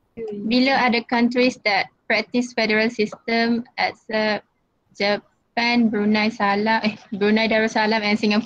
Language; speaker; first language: English; non-native, learner; Malay